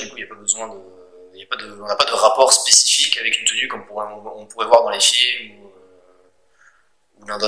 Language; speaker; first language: French; native; French